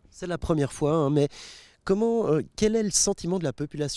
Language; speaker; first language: French; native; French